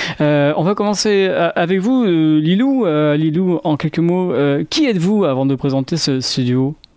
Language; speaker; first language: French; native; French